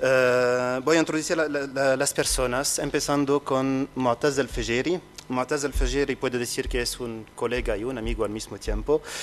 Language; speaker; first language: Spanish; non-native, fluent; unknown